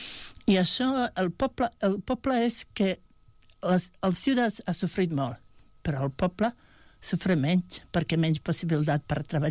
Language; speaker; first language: Catalan; non-native, fluent; Bosnian